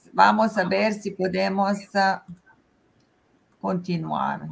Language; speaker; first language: Spanish; non-native, fluent; Italian